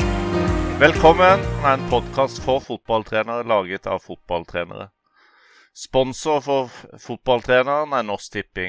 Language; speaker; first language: Norwegian; native; Norwegian